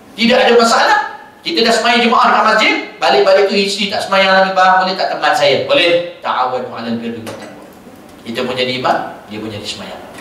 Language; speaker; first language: Malay; native; Malay